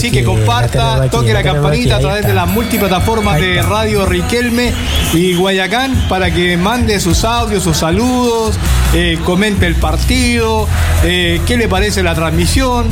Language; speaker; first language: Spanish; native; Spanish